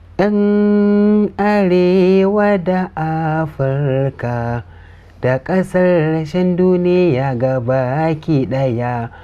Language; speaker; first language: Hausa; native; Hausa